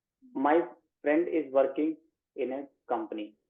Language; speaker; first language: English; non-native, local second language; Hindi